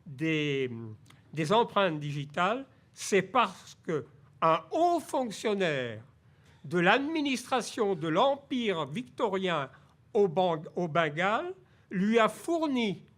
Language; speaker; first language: French; native; French